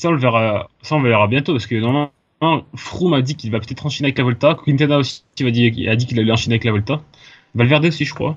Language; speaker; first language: French; native; French